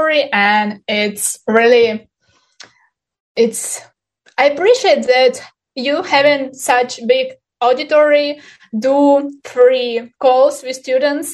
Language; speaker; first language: English; non-native, fluent; Ukrainian